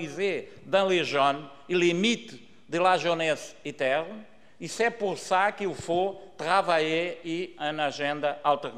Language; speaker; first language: French; non-native, learner; Portuguese